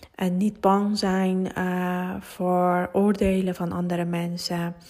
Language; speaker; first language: Dutch; non-native, fluent; Persian